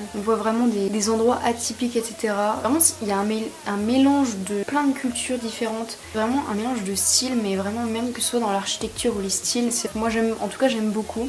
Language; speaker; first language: French; native; French